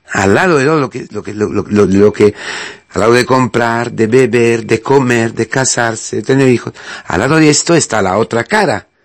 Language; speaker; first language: Spanish; non-native, fluent; Italian